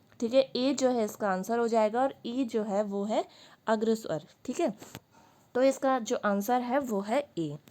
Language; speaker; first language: Hindi; native; Hindi